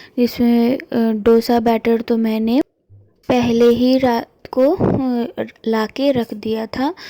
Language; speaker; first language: Hindi; non-native, local second language; Bangla